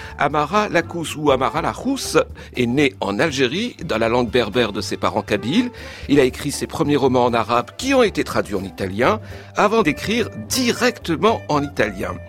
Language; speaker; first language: French; native; French